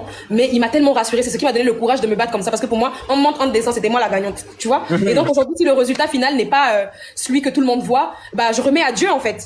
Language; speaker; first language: French; non-native, local second language; Lingala